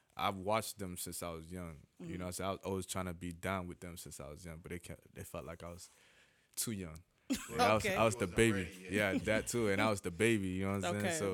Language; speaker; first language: English; native; English